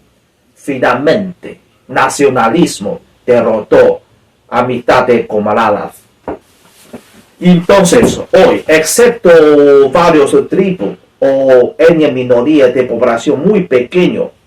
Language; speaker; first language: Spanish; non-native, learner; Chinese